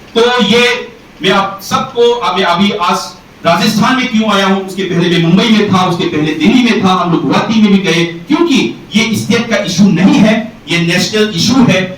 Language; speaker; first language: Hindi; non-native, local second language; Manipuri